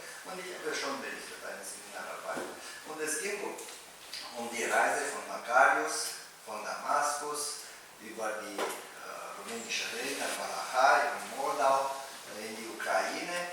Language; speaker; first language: German; non-native, fluent; Romanian